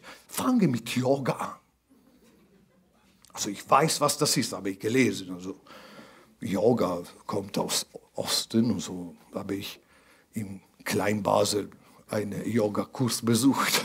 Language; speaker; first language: German; non-native, fluent; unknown